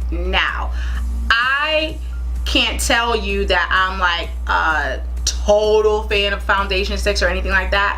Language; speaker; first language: English; native; English